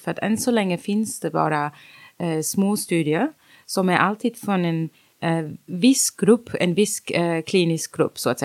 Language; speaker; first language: Swedish; non-native, fluent; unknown